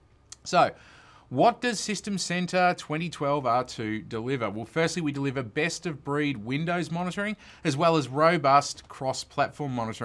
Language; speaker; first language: English; native; English